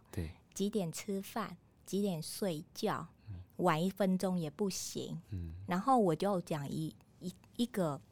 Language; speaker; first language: Chinese; non-native, fluent; Vietnamese